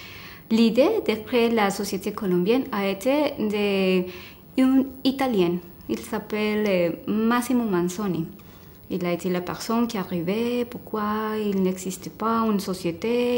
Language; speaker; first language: French; non-native, fluent; Spanish